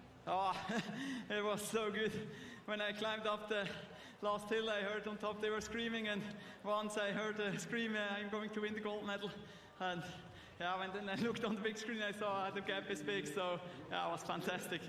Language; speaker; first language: English; non-native, fluent; German